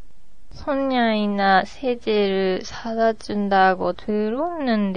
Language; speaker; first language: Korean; non-native, learner; Japanese